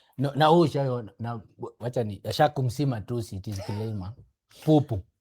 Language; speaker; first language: Swahili; native; Swahili